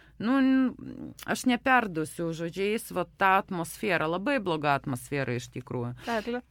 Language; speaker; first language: Lithuanian; non-native, local second language; Russian